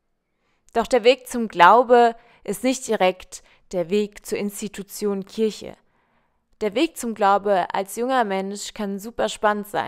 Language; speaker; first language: German; native; German